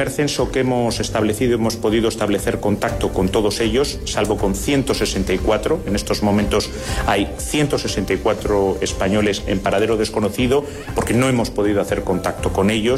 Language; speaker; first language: Spanish; native; Spanish